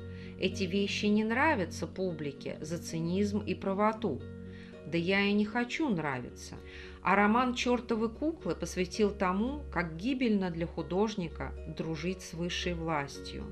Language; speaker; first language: Russian; native; Russian